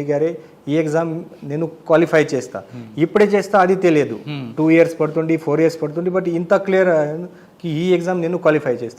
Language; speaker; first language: Telugu; non-native, learner; Marathi